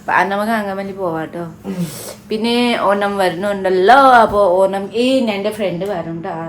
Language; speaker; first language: Malayalam; non-native, fluent; Nepali